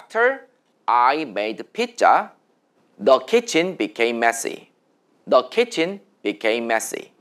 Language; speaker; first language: English; non-native, fluent; Korean